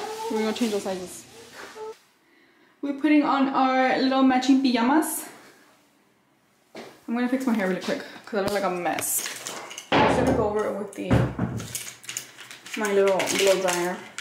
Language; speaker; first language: English; early bilingual, other home language; Spanish